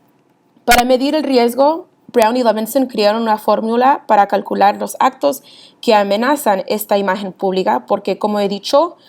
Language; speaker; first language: Spanish; early bilingual, heritage; Spanish